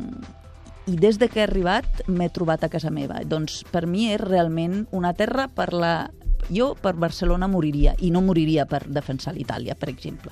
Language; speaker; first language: Catalan; non-native, fluent; Italian